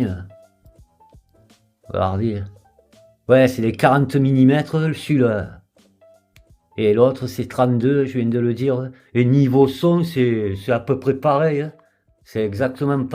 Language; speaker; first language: French; native; French